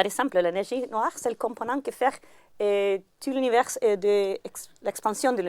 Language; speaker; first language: French; non-native, learner; Spanish